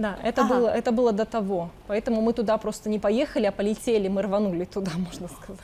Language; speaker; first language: Russian; native; Russian